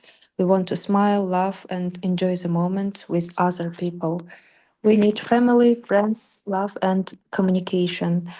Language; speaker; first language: English; non-native, learner; Russian